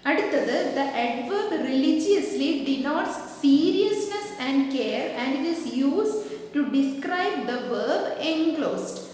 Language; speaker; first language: English; non-native, local second language; Malayalam